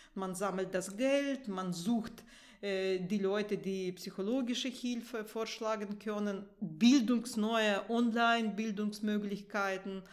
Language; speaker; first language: German; non-native, fluent; Russian